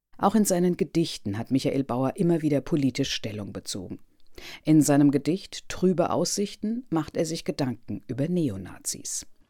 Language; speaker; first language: German; native; German